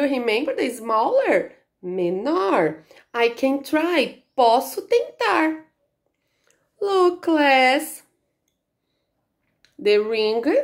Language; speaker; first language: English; non-native, learner; Portuguese